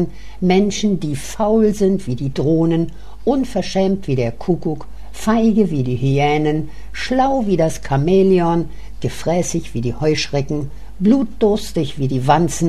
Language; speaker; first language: German; native; German